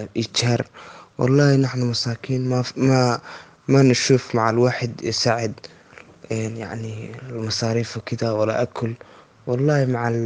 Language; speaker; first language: Arabic; non-native, local second language; Somali